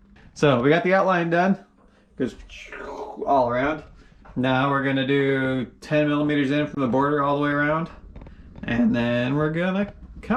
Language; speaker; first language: English; native; English